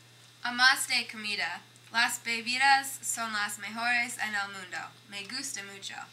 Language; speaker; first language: Spanish; non-native, learner; English